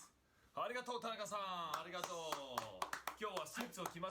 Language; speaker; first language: Japanese; non-native, learner; English